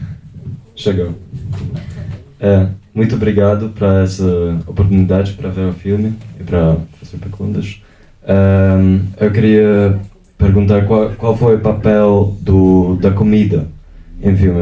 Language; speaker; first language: Portuguese; non-native, fluent; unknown